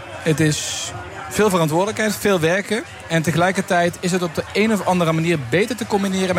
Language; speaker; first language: Dutch; native; Dutch